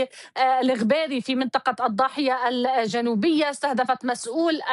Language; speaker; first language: Arabic; native; Arabic